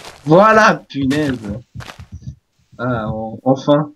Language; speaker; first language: French; native; French